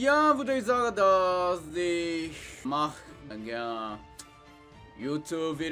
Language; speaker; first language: German; non-native, learner; Portuguese